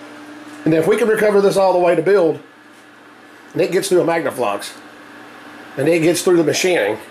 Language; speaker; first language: English; native; English